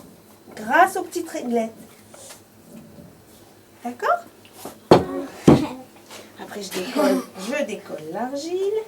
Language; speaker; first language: French; native; French